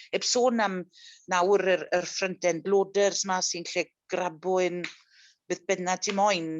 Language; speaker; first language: Welsh; native; Welsh